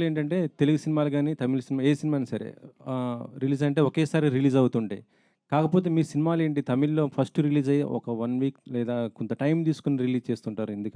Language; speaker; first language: Telugu; native; Telugu